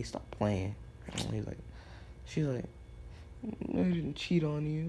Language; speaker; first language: English; native; English